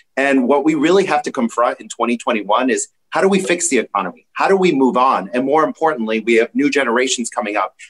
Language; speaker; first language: English; native; English